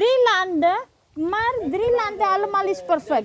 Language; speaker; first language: Dutch; non-native, learner; Hindi